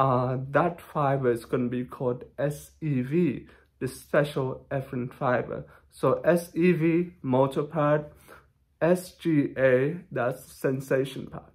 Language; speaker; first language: English; non-native, fluent; Thai